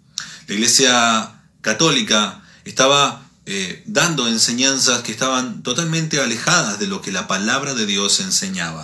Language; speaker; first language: Spanish; native; Spanish